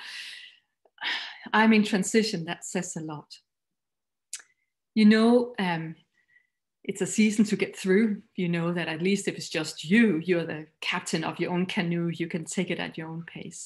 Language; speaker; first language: English; non-native, fluent; Danish